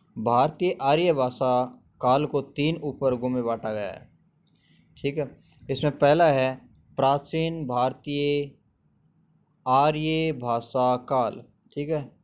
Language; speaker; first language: Hindi; native; Hindi